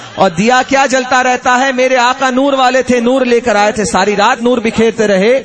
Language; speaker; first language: Urdu; non-native, local second language; Punjabi